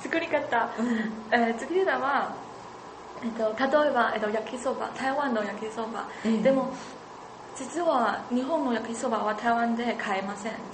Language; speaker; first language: Japanese; non-native, learner; Chinese